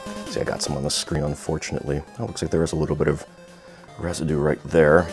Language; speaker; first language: English; native; English